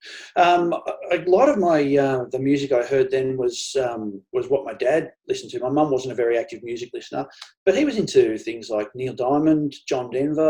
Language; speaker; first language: English; native; English